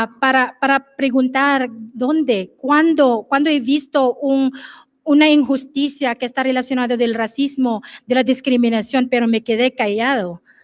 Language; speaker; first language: Spanish; non-native, fluent; English